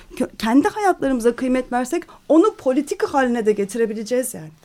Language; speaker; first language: Turkish; native; Turkish